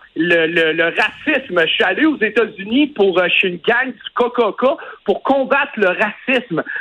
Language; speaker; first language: French; native; French